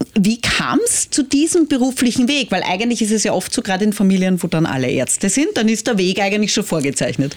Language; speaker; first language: German; native; German